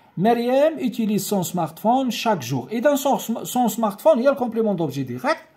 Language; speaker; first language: French; non-native, local second language; Arabic